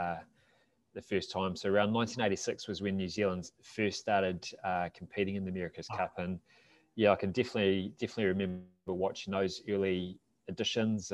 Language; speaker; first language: English; native; English